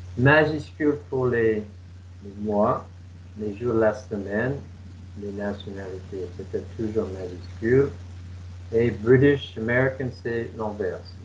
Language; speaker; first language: French; non-native, fluent; English